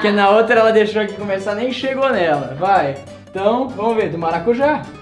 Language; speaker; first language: Portuguese; native; Portuguese